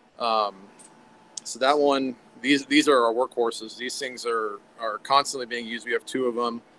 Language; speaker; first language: English; native; English